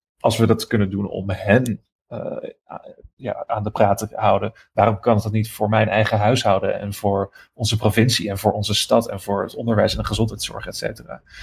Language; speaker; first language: Dutch; native; Dutch